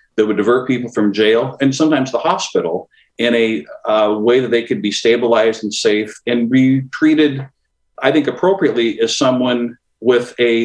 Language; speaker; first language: English; native; English